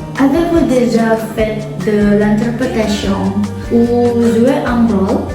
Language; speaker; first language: French; non-native, learner; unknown